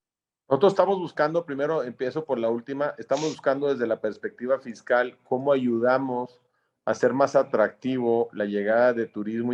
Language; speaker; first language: Spanish; native; Spanish